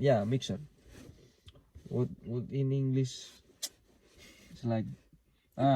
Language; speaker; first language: English; non-native, learner; Indonesian